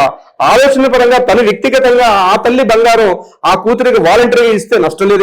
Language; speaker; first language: Telugu; native; Telugu